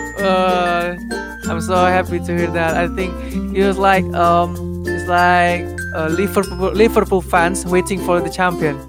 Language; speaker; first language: English; non-native, learner; Indonesian